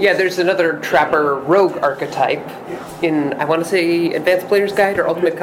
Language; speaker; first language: English; native; English